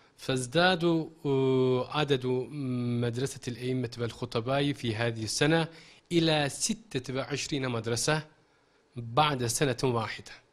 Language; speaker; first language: Arabic; non-native, fluent; Turkish